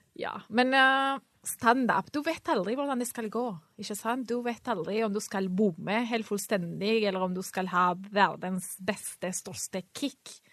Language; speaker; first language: Norwegian; non-native, fluent; Spanish